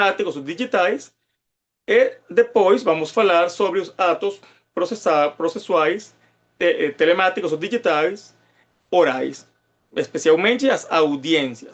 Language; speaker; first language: Portuguese; non-native, fluent; Spanish